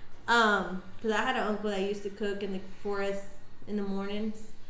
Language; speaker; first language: English; early bilingual, other home language; Spanish